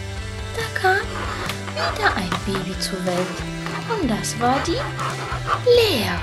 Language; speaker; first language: German; early bilingual, other home language; Russian